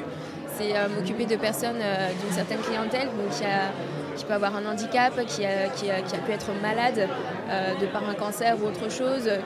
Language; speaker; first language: French; native; French